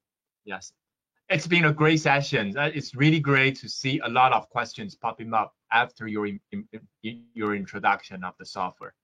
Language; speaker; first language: English; non-native, fluent; Chinese